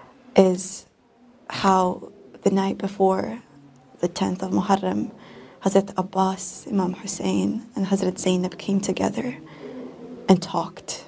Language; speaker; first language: English; non-native, fluent; Bosnian